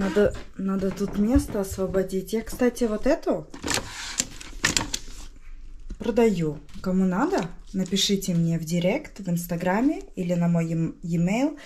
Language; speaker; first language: Russian; native; Russian